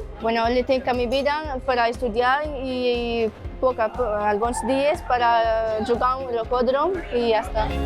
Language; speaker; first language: Catalan; non-native, learner; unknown